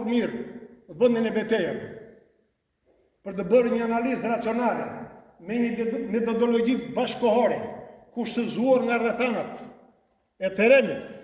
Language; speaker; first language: Albanian; native; Albanian